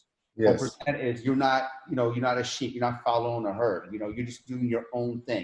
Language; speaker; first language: English; non-native, fluent; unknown